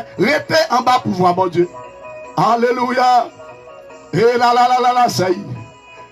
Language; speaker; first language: French; non-native, local second language; Haitian Creole